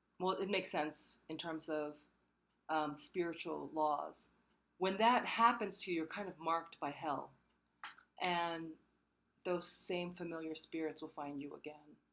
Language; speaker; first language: English; early bilingual, other home language; Korean